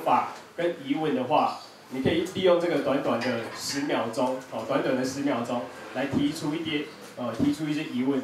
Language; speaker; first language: Chinese; native; Chinese